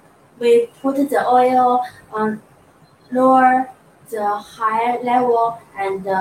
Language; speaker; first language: English; non-native, learner; Chinese